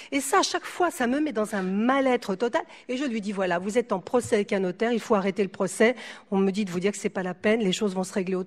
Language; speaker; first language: French; native; French